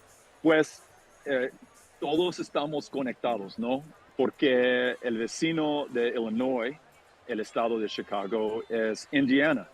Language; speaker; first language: Spanish; non-native, fluent; English